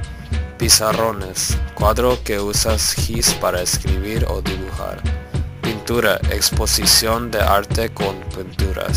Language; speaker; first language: Spanish; non-native, learner; English